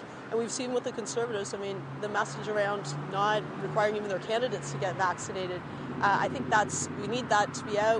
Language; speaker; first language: English; native; English